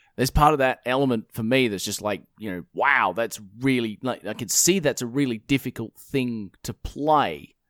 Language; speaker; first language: English; native; English